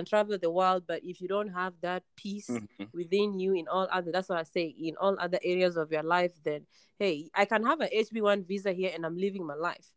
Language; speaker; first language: English; non-native, local second language; Luo (Kenya and Tanzania)